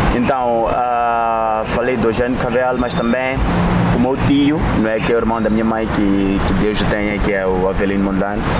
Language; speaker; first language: Portuguese; non-native, local second language; Tsonga